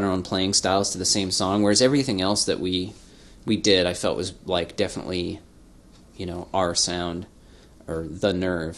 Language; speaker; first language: English; native; English